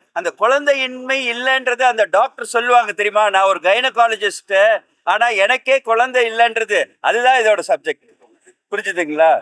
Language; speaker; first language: Tamil; native; Tamil